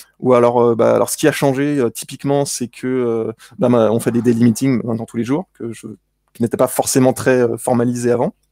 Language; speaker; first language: French; native; French